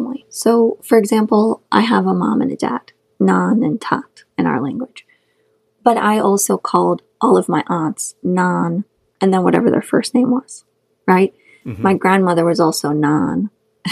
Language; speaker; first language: English; non-native, fluent; Shughni